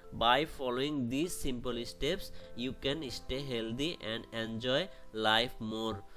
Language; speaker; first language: English; non-native, local second language; Bangla